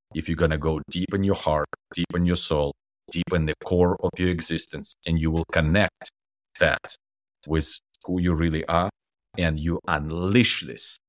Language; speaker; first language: English; non-native, fluent; Ukrainian